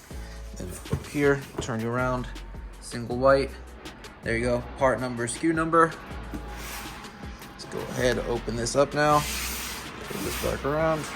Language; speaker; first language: English; native; English